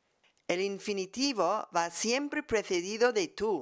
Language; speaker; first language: Spanish; native; Spanish